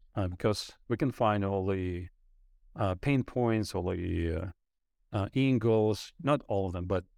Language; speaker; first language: English; non-native, fluent; Ukrainian